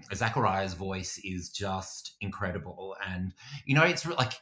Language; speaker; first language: English; native; English